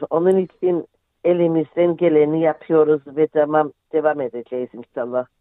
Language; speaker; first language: Turkish; early bilingual, heritage; Turkish